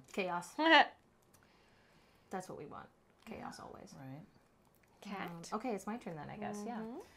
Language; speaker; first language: English; native; English